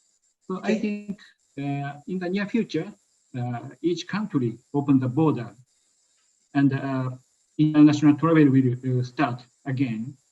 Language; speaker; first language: English; non-native, learner; Japanese